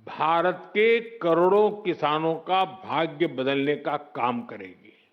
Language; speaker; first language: Hindi; non-native, local second language; Gujarati